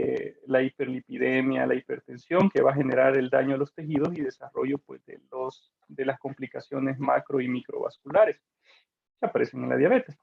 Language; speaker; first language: Spanish; native; Spanish